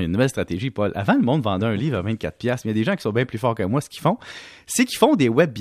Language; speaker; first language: French; native; French